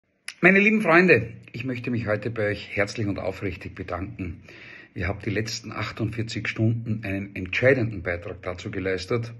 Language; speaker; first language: German; native; German